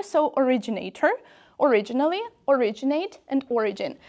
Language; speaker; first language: English; non-native, fluent; Ukrainian